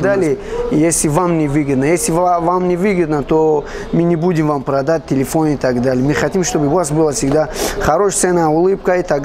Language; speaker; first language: Russian; non-native, fluent; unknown